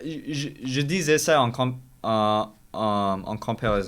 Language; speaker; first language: French; non-native, learner; English